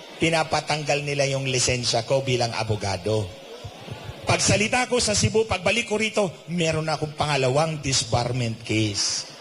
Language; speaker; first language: Filipino; non-native, local second language; Cebuano